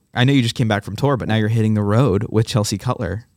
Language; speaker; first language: English; native; English